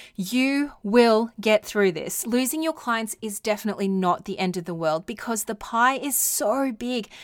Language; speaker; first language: English; native; English